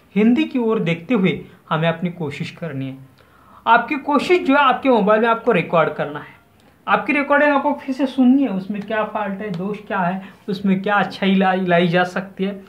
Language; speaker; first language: Hindi; non-native, local second language; Marathi